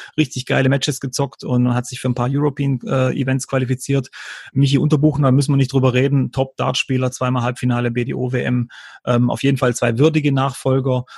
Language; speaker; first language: German; early bilingual, other home language; Croatian